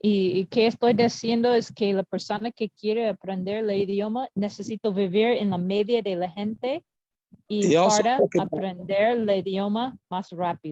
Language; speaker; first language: Spanish; non-native, learner; English